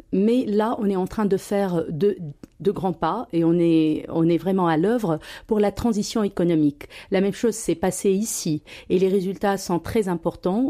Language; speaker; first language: French; non-native, local second language; Arabic